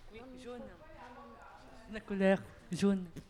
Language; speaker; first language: French; non-native, learner; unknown